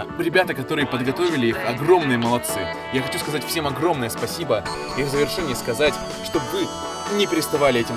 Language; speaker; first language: Russian; native; Russian